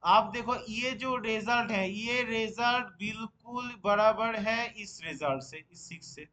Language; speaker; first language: Hindi; non-native, local second language; Bangla